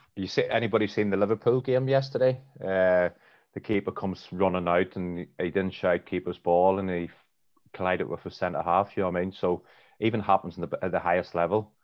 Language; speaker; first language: English; native; English